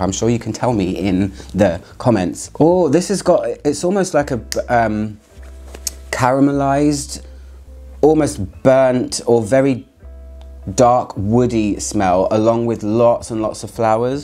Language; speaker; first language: English; native; English